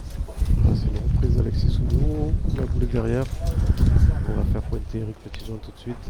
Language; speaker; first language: French; native; French